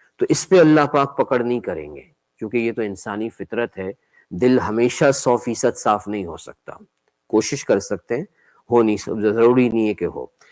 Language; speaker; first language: Urdu; native; Urdu